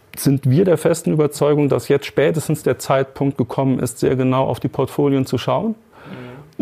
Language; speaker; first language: German; native; German